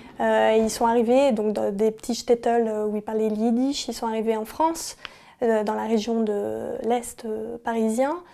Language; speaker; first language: French; native; French